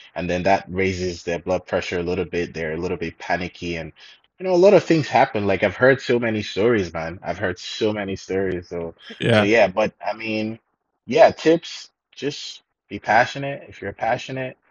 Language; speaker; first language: English; non-native, local second language; Yoruba